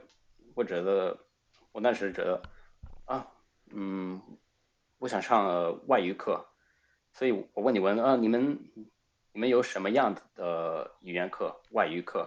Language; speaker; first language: Chinese; non-native, fluent; Spanish